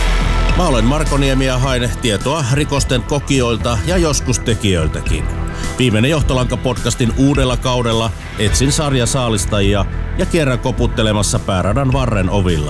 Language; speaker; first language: Finnish; native; Finnish